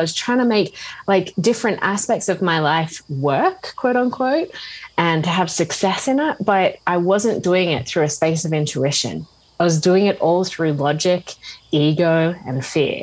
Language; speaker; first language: English; native; English